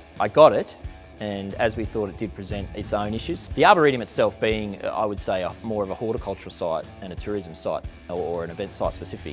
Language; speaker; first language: English; native; English